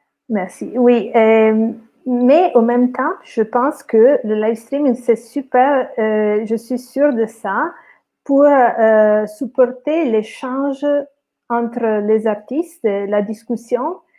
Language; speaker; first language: French; non-native, fluent; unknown